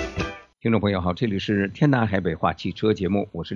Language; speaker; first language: Chinese; native; Chinese